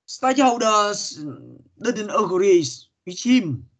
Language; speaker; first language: English; non-native, learner; Vietnamese